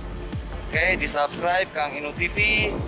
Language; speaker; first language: Indonesian; native; Indonesian